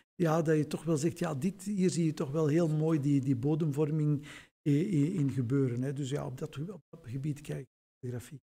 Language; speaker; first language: Dutch; native; Dutch